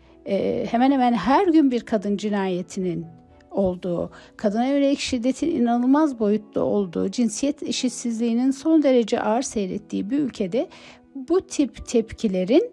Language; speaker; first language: Turkish; native; Turkish